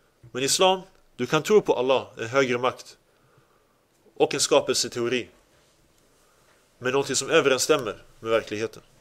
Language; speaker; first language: Swedish; early bilingual, other home language; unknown